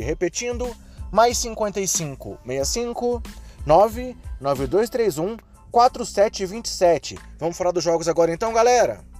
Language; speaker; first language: Portuguese; native; Portuguese